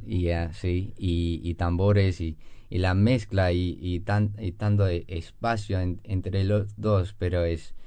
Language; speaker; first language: Spanish; non-native, fluent; English